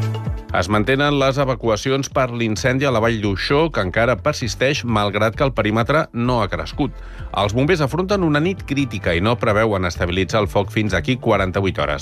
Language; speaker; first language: Catalan; native; Catalan